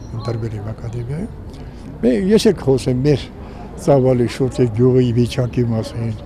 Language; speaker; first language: Armenian; non-native, local second language; Kurdish